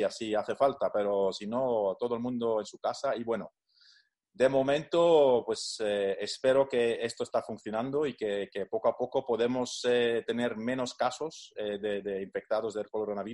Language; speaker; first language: Spanish; non-native, fluent; Dutch